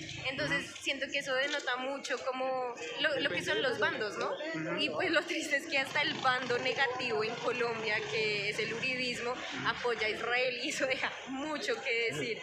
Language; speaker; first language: Spanish; native; Spanish